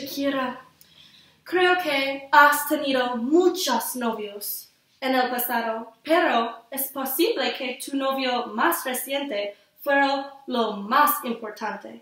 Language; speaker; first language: Spanish; non-native, learner; English